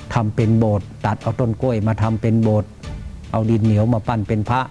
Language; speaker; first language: Thai; native; Thai